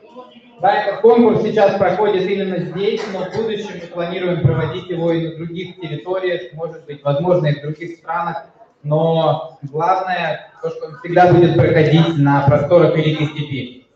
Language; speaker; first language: Russian; native; Russian